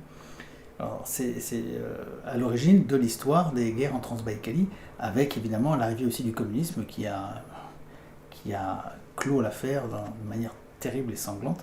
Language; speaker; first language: French; native; French